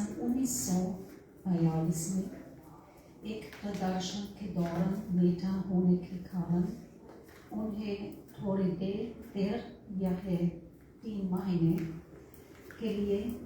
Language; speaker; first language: Hindi; non-native, fluent; German